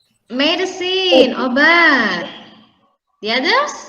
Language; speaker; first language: English; non-native, learner; Indonesian